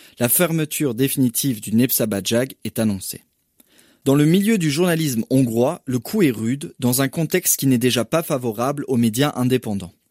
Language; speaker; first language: French; native; French